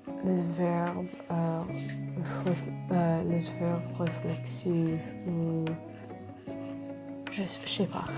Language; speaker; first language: French; non-native, learner; English